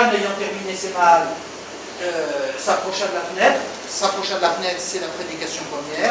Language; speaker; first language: French; native; French